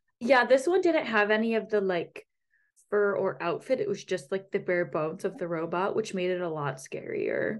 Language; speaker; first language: English; native; English